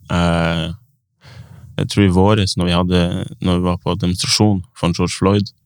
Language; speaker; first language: Norwegian; native; Norwegian